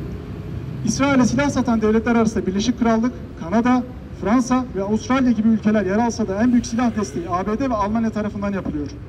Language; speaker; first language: Turkish; native; Turkish